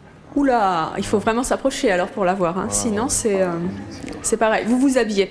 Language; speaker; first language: French; native; French